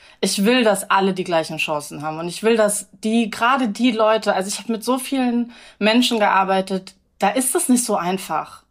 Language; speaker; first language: German; early bilingual, other home language; English